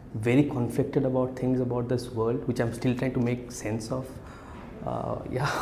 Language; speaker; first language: English; non-native, local second language; Odia